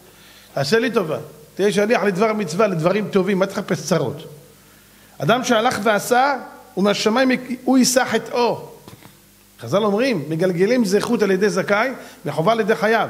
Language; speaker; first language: Hebrew; native; Hebrew